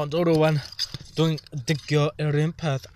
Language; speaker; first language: Welsh; non-native, local second language; English